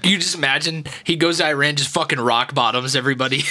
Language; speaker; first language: English; native; English